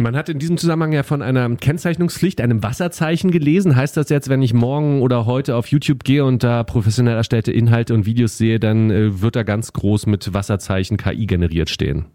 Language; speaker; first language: German; native; German